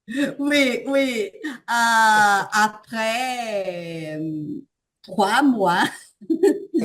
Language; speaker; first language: French; non-native, learner; Portuguese